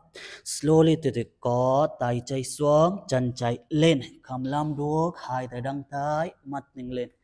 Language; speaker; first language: Vietnamese; non-native, learner; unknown